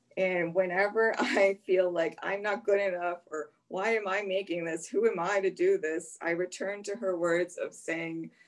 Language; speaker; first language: English; native; English